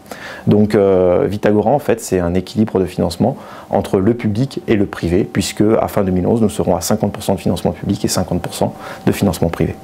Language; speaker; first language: French; native; French